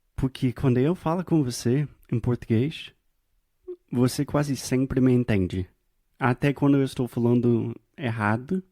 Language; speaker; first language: Portuguese; non-native, fluent; English